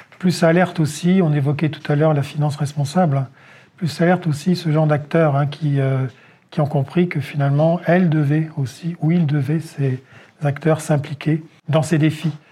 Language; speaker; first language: French; native; French